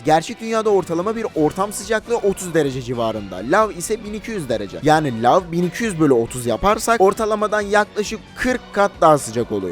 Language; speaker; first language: Turkish; native; Turkish